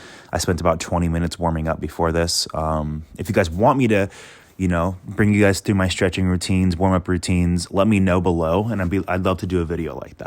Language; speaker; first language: English; native; English